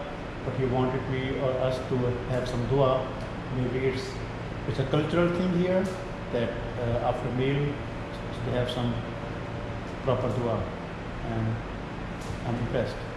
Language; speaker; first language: English; non-native, local second language; Urdu